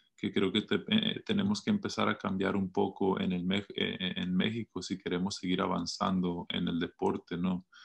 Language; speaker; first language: Spanish; early bilingual, heritage; Spanish